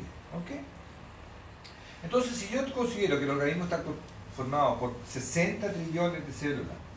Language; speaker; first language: Spanish; native; Spanish